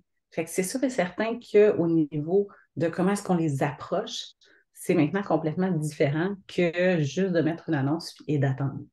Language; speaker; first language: French; native; French